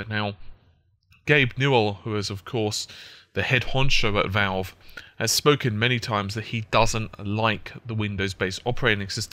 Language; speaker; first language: English; native; English